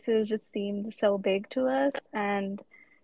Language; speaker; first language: English; native; English